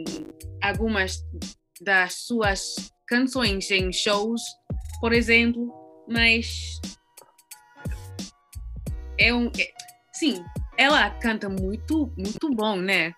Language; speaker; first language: Portuguese; non-native, learner; English